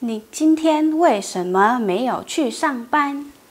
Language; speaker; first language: Chinese; non-native, fluent; Indonesian